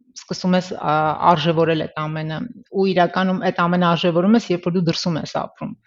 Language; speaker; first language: Armenian; early bilingual, heritage; Armenian